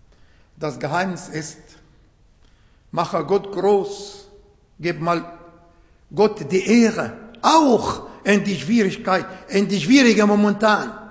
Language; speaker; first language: German; non-native, fluent; Arabic